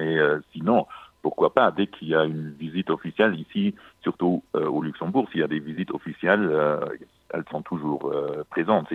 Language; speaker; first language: French; non-native, local second language; Luxembourgish